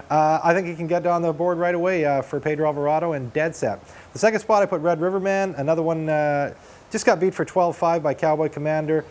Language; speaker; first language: English; native; English